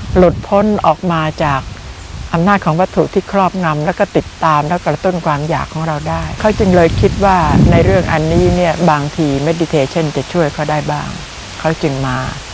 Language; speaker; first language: Thai; native; Thai